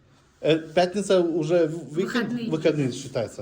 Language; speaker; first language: Russian; non-native, learner; Lithuanian